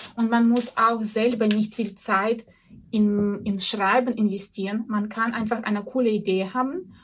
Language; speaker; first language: German; non-native, fluent; Russian